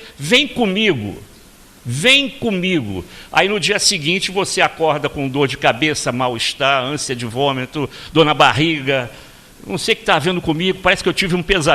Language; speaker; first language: Portuguese; native; Portuguese